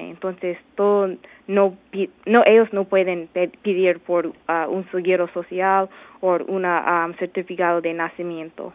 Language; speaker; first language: Spanish; non-native, learner; English